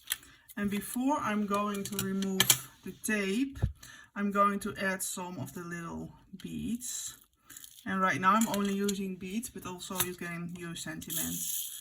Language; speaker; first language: English; non-native, fluent; Dutch